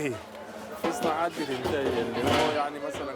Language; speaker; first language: Arabic; native; Arabic